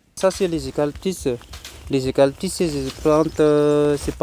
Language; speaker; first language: French; non-native, local second language; Malagasy